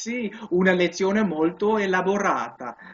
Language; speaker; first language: Italian; non-native, learner; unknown